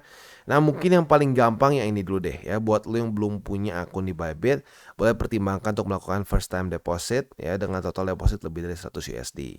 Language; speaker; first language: Indonesian; native; Indonesian